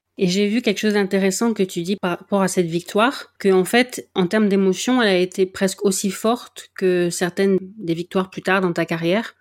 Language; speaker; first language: French; native; French